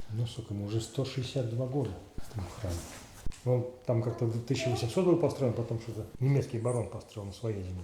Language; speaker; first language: Russian; native; Russian